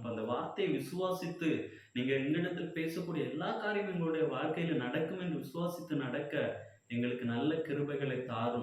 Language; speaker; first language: Tamil; native; Tamil